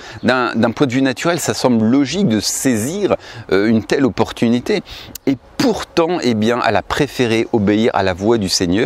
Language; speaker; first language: French; native; French